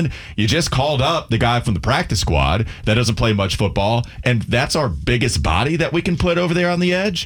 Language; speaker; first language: English; native; English